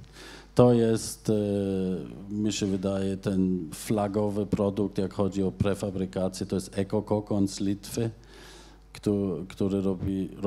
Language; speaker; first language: Polish; non-native, fluent; German